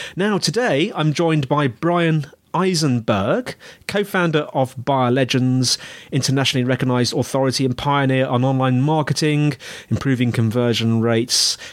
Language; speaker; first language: English; native; English